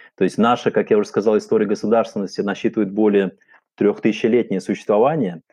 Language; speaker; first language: Russian; non-native, local second language; Uzbek